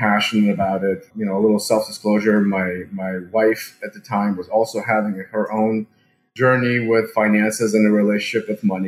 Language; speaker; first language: English; early bilingual, other home language; Russian